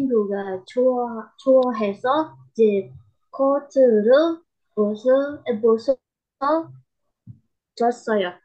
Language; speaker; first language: Korean; non-native, learner; Indonesian